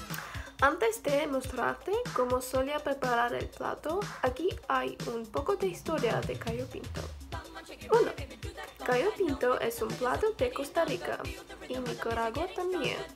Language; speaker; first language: Spanish; non-native, learner; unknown